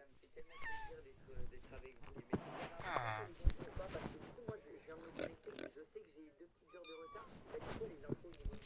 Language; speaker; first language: French; native; French